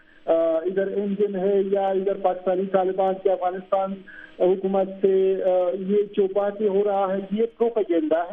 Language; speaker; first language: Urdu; non-native, fluent; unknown